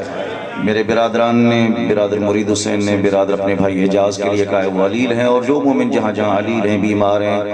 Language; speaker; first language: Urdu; non-native, local second language; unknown